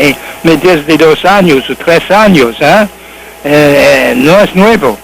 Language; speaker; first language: Spanish; non-native, learner; English